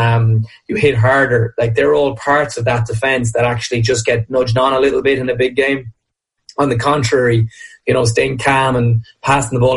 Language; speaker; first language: English; native; English